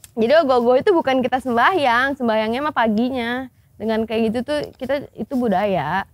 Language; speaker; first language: Indonesian; native; Indonesian